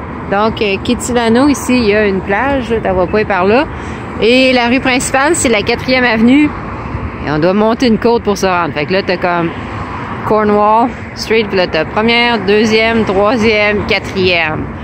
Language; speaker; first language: French; early bilingual, heritage; French